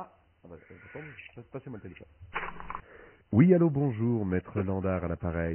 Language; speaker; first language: French; native; French